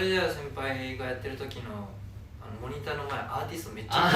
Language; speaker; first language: Japanese; native; Japanese